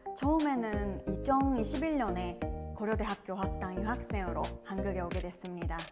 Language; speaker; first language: Korean; non-native, fluent; Japanese